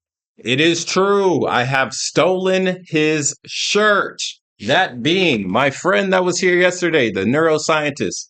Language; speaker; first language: English; native; English